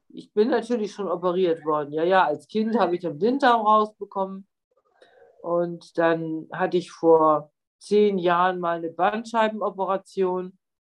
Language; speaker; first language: German; native; German